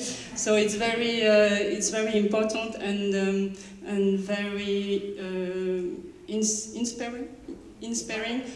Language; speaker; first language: English; non-native, learner; French